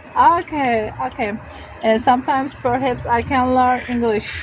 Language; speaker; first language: English; non-native, learner; Turkish